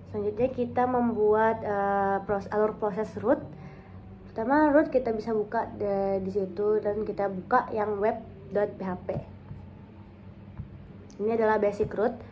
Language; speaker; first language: Indonesian; native; Indonesian